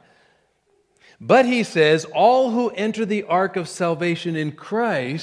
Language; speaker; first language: English; native; English